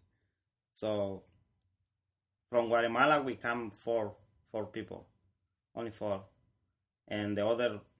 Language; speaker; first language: English; non-native, learner; Spanish